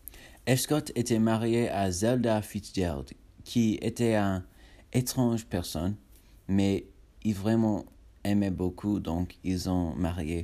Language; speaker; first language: French; non-native, learner; English